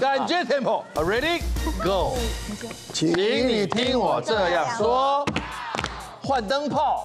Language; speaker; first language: Chinese; native; Chinese